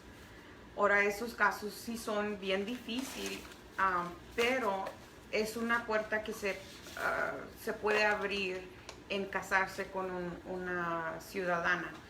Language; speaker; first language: Spanish; early bilingual, heritage; Spanish